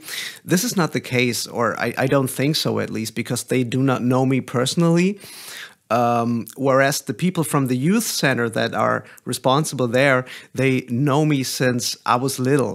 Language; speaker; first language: English; non-native, fluent; German